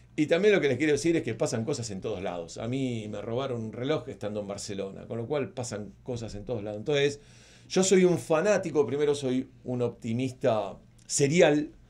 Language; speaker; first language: Spanish; native; Spanish